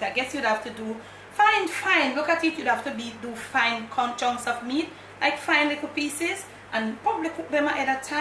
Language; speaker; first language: English; native; English